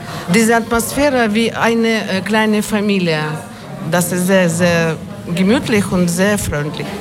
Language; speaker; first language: German; non-native, learner; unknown